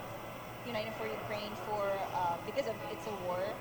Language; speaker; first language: English; non-native, fluent; Ukrainian